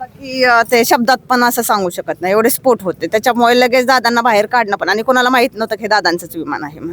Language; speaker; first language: Marathi; native; Marathi